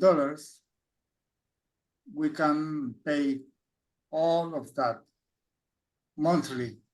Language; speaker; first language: English; non-native, learner; Spanish